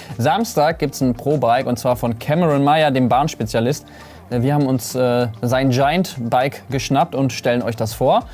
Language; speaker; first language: German; native; German